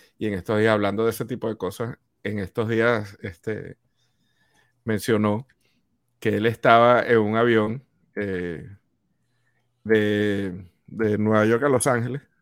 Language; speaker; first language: Spanish; native; Spanish